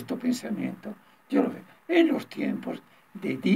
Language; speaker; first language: Spanish; non-native, learner; Italian